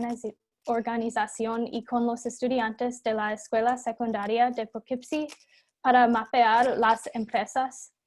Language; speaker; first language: Spanish; non-native, fluent; English